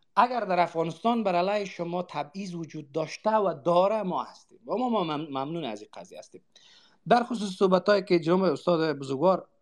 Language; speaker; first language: Persian; non-native, local second language; Uzbek